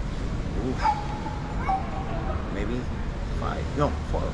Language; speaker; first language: English; non-native, learner; Spanish